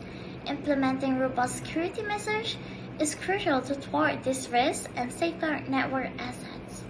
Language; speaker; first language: English; non-native, local second language; Malay